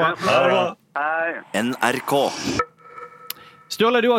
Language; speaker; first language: Norwegian; native; Norwegian